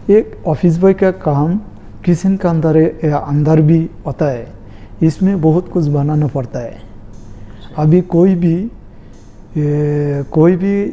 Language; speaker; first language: Hindi; non-native, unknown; Bangla